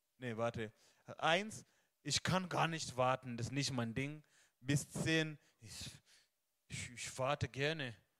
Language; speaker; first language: German; non-native, fluent; Swahili